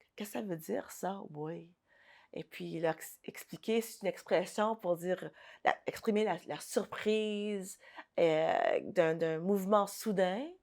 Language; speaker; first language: French; early bilingual, other home language; Haitian Creole